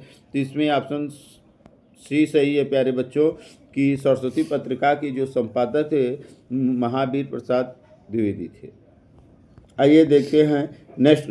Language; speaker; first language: Hindi; native; Hindi